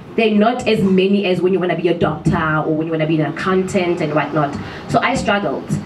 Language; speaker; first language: English; non-native, local second language; Southern Sotho